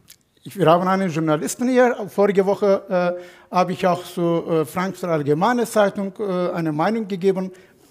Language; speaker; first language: German; non-native, fluent; Turkish